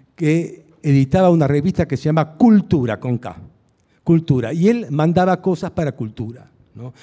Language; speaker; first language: Spanish; early bilingual, other home language; Hungarian